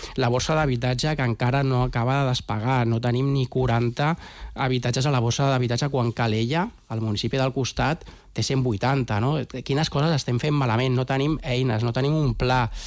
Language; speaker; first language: Catalan; native; Catalan